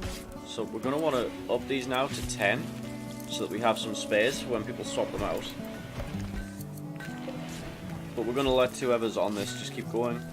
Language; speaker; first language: English; native; English